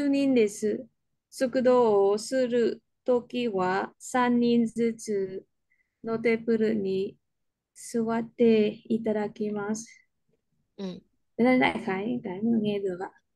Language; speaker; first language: Japanese; non-native, learner; Vietnamese